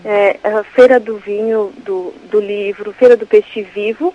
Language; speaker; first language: Portuguese; native; Portuguese